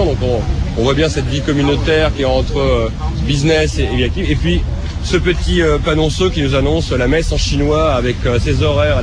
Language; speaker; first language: French; native; French